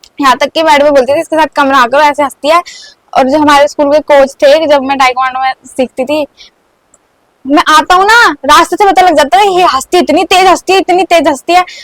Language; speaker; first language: Hindi; non-native, local second language; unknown